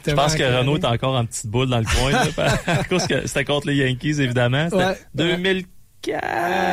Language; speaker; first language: French; native; French